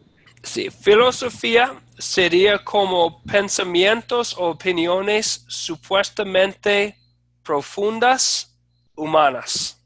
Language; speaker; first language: Spanish; non-native, fluent; English